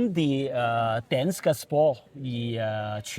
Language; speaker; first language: Danish; non-native, learner; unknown